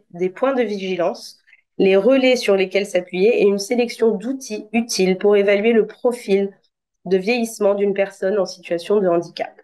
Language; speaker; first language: French; native; French